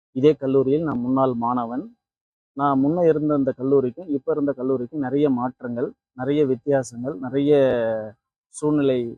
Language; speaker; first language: Tamil; native; Tamil